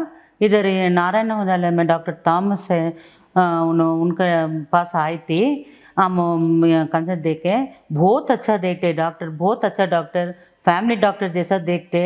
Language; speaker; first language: Hindi; non-native, local second language; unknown